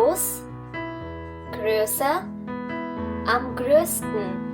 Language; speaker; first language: German; non-native, fluent; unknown